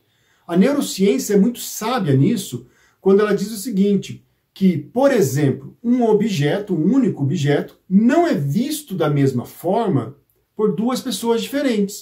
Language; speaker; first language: Portuguese; native; Portuguese